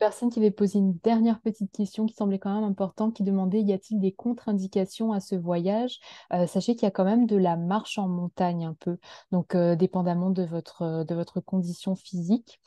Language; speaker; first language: French; native; French